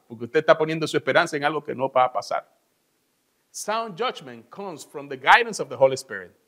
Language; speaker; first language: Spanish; native; Spanish